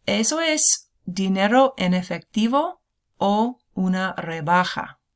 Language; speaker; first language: Spanish; non-native, fluent; English